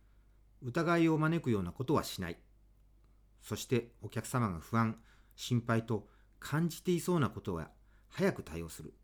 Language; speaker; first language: Japanese; native; Japanese